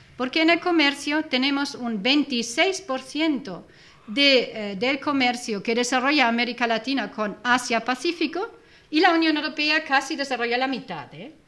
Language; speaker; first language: Spanish; non-native, fluent; German